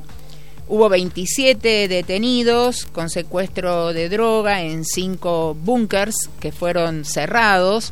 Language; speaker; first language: Spanish; native; Spanish